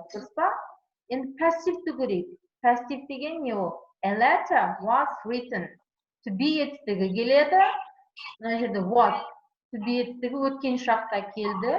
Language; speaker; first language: Kazakh; non-native, local second language; Uzbek